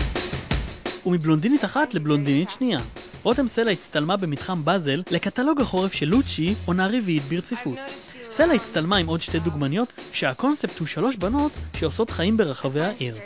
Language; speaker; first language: Hebrew; native; Hebrew